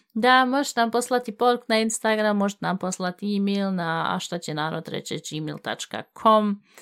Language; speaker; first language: Bosnian; early bilingual, heritage; Bosnian